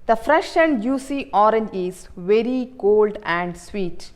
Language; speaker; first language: English; non-native, local second language; Kannada